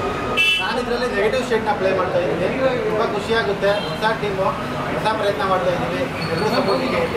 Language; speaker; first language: Kannada; native; Kannada